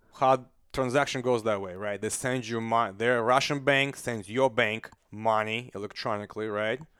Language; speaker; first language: English; non-native, fluent; Kazakh